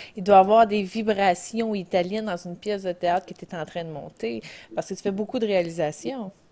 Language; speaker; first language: French; native; French